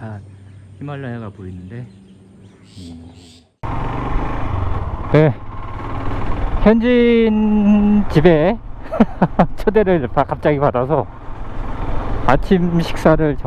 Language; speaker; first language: Korean; native; Korean